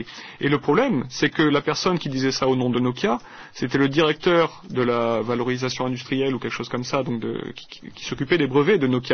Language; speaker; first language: French; native; French